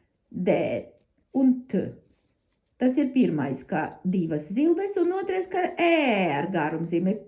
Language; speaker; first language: Latvian; non-native, learner; Russian